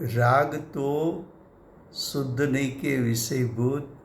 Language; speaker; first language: Hindi; non-native, local second language; Gujarati